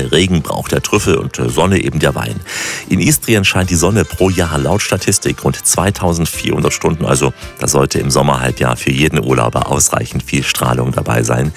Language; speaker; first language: German; native; German